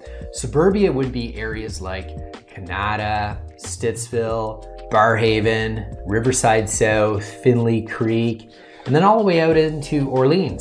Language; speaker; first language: English; native; English